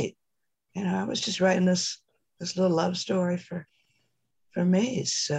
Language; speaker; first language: English; native; English